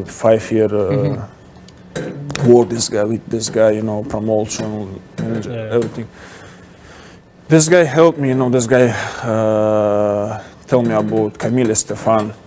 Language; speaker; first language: English; non-native, learner; Russian